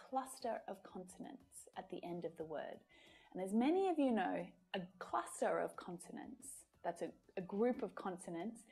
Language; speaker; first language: English; native; English